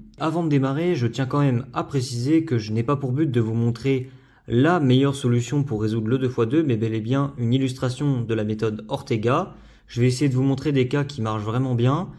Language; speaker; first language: French; native; French